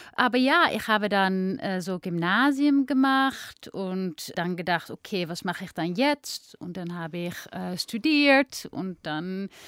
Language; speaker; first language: German; non-native, fluent; Dutch